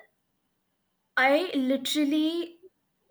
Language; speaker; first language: English; non-native, local second language; Hindi